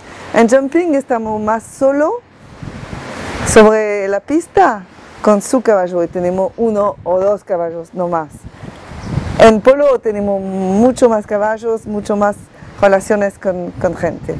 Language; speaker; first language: Spanish; non-native, fluent; French